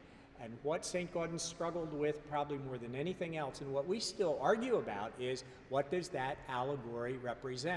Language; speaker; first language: English; native; English